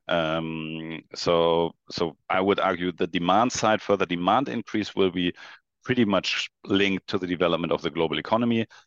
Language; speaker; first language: English; non-native, fluent; German